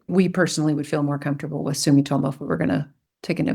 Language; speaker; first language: English; native; English